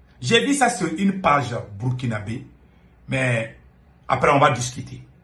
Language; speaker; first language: French; non-native, local second language; Bambara